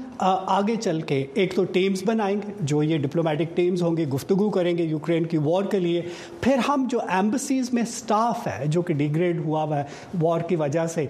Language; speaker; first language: Urdu; native; Urdu